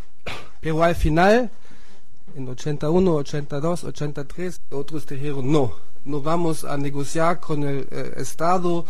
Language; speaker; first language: Spanish; non-native, fluent; German